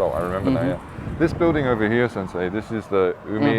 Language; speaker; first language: English; native; English